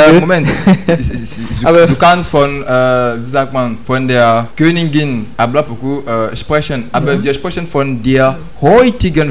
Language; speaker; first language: German; non-native, learner; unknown